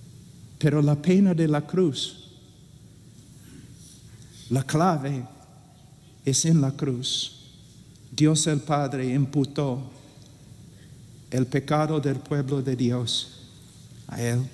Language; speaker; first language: Spanish; non-native, fluent; English